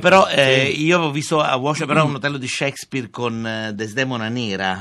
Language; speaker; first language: Italian; native; Italian